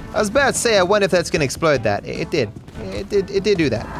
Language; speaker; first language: English; native; English